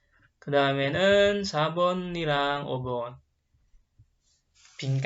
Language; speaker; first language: Korean; non-native, fluent; Indonesian